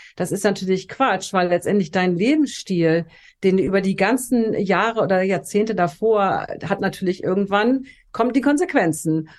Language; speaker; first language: German; native; German